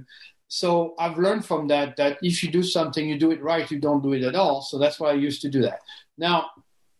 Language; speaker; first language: English; non-native, fluent; French